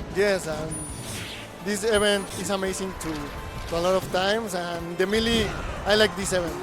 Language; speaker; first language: English; non-native, learner; Spanish